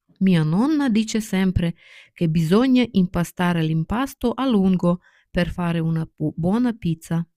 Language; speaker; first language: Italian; non-native, fluent; Ukrainian